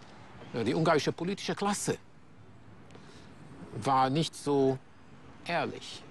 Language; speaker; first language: German; non-native, fluent; Hungarian